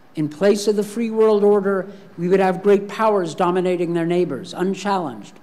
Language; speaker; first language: English; native; English